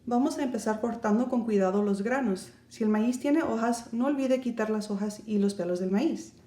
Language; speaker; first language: Spanish; early bilingual, heritage; Spanish